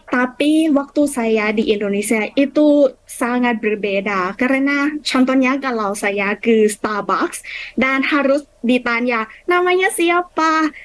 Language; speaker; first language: Indonesian; non-native, fluent; Thai